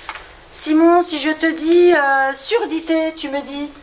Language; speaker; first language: French; native; French